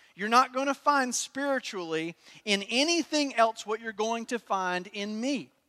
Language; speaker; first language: English; native; English